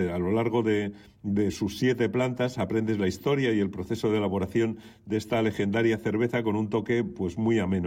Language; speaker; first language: Spanish; native; Spanish